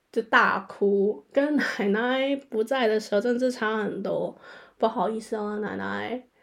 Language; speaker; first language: Chinese; non-native, local second language; Cantonese